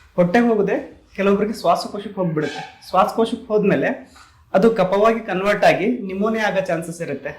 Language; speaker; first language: Kannada; native; Kannada